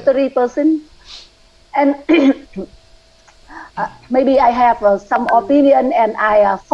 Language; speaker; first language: English; non-native, learner; Vietnamese